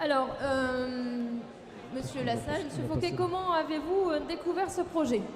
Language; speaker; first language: French; native; French